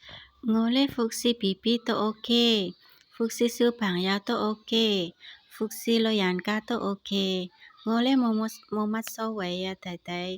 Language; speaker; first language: Cantonese; non-native, learner; Indonesian